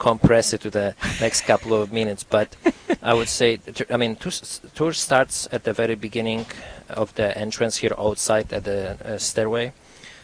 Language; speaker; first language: English; non-native, fluent; Polish